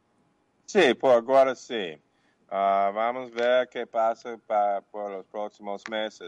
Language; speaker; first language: Portuguese; non-native, learner; English